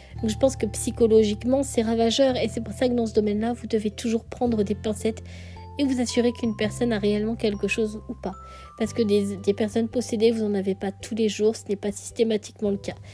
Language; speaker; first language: French; native; French